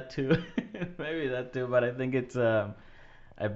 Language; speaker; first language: English; non-native, fluent; Spanish